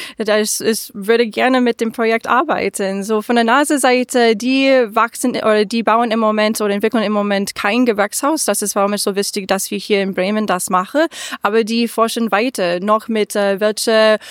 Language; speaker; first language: German; non-native, learner; English